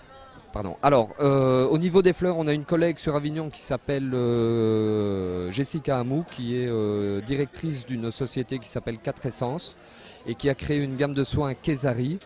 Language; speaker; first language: French; native; French